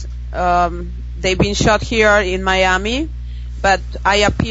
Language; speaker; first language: English; non-native, fluent; Spanish